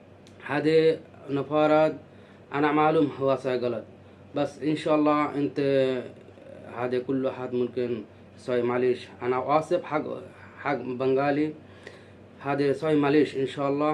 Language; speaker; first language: Arabic; non-native, learner; Bangla